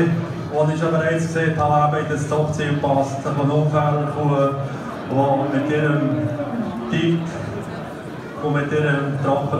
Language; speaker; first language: German; native; German